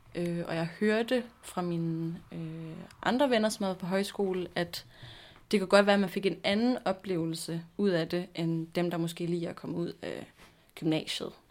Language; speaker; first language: Danish; native; Danish